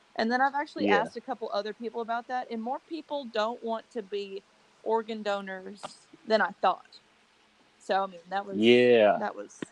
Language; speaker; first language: English; native; English